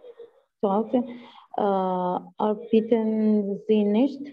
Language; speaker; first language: German; non-native, learner; Arabic